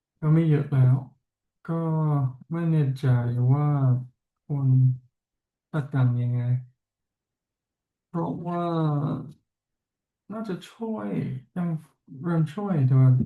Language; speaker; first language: Thai; non-native, fluent; English